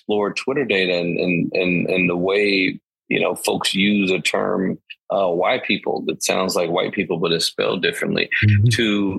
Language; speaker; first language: English; native; English